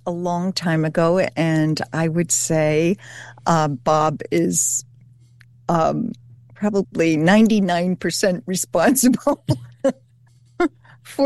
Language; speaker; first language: English; native; English